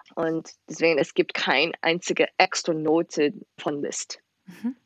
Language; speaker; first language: German; non-native, fluent; Chinese